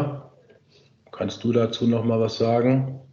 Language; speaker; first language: German; native; German